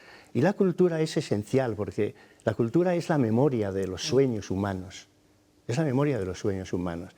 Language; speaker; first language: Spanish; native; Spanish